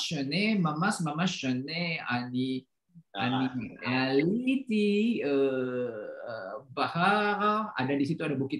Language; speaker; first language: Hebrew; non-native, learner; Indonesian